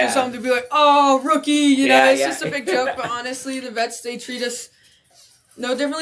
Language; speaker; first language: English; native; English